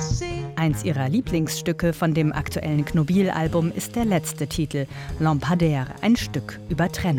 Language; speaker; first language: German; native; German